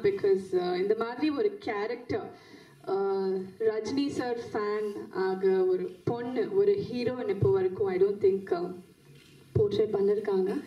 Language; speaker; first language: Tamil; non-native, fluent; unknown